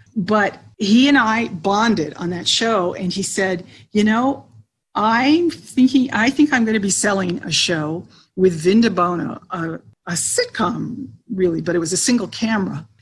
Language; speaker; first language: English; native; English